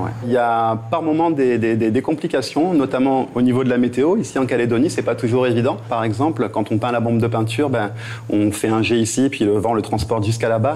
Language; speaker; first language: French; native; French